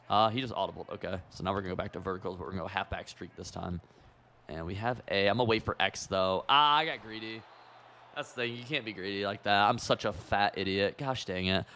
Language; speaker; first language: English; native; English